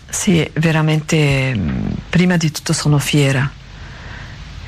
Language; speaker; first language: Italian; non-native, learner; Arabic